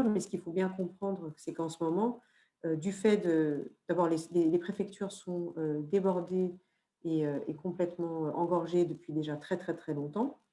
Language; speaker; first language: French; native; French